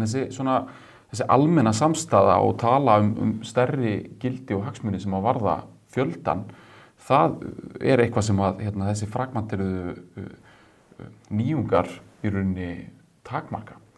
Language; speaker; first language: Icelandic; native; Icelandic